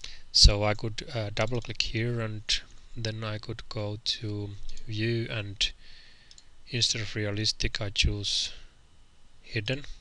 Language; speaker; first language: English; non-native, fluent; Finnish